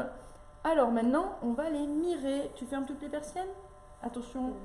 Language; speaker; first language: French; native; French